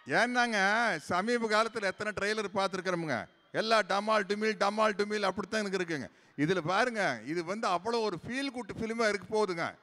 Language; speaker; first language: Tamil; native; Tamil